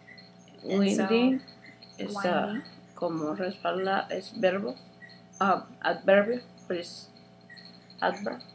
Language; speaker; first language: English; non-native, learner; Spanish